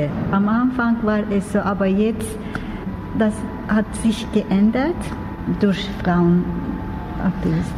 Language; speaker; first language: German; non-native, learner; Turkish